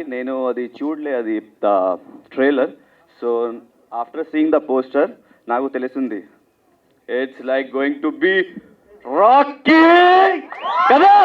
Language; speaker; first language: Telugu; non-native, learner; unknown